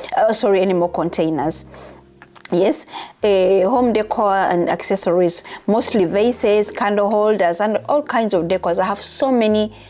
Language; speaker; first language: English; non-native, local second language; Ganda